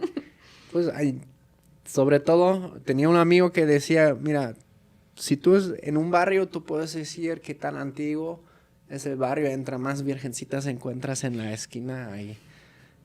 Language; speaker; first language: Spanish; non-native, fluent; German